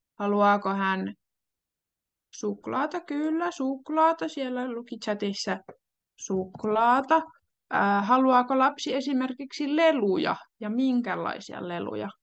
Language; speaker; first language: Finnish; native; Finnish